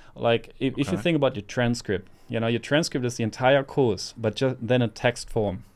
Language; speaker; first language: English; non-native, fluent; German